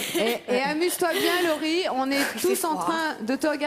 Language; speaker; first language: French; native; French